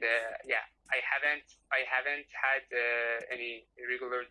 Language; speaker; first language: English; non-native, learner; Persian